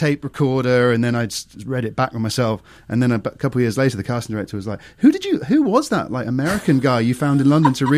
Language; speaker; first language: English; native; English